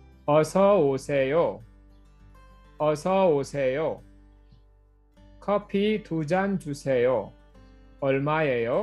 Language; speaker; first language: Korean; non-native, fluent; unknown